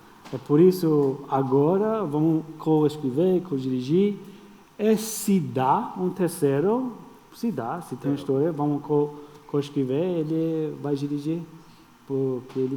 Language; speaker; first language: Portuguese; non-native, fluent; English